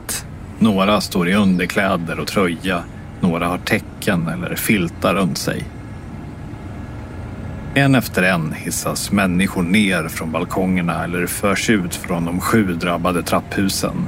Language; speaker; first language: Swedish; native; Swedish